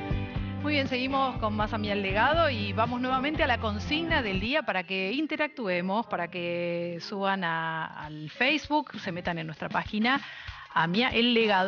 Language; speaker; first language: Spanish; native; Spanish